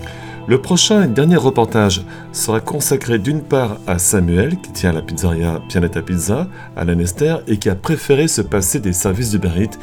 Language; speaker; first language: French; native; French